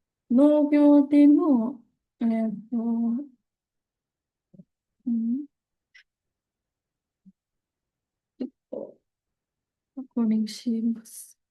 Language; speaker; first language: Japanese; non-native, fluent; Indonesian